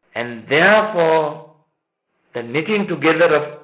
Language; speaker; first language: English; non-native, local second language; Sinhala